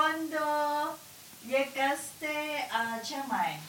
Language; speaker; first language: Spanish; non-native, learner; Thai